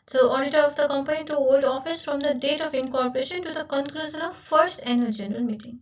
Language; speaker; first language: English; non-native, local second language; Nepali